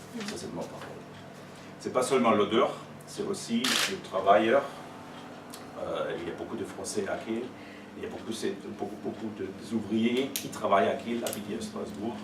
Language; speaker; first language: French; non-native, learner; German